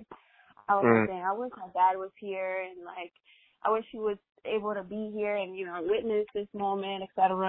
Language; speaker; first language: English; non-native, fluent; Spanish